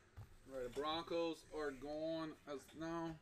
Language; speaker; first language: English; native; English